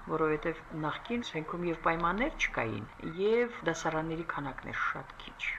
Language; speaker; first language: Armenian; native; Armenian